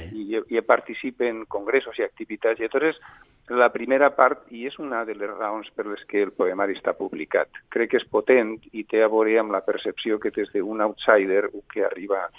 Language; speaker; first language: Catalan; non-native, local second language; Spanish